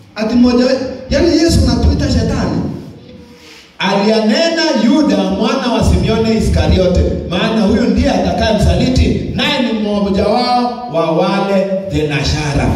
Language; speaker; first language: Swahili; non-native, local second language; Kalenjin